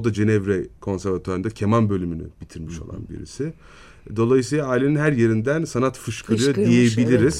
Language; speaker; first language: Turkish; native; Turkish